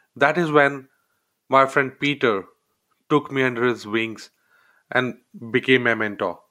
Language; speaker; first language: English; non-native, local second language; Hindi